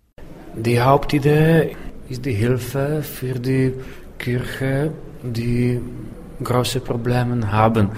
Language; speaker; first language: German; non-native, fluent; Czech